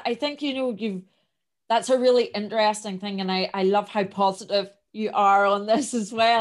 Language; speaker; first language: English; native; English